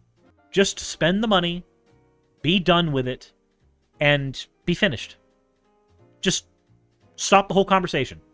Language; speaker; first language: English; native; English